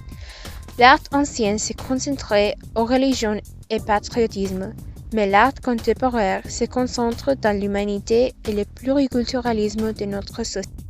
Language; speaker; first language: French; non-native, learner; English